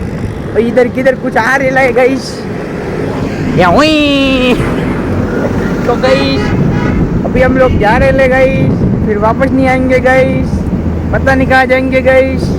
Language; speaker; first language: Hindi; non-native, local second language; Gujarati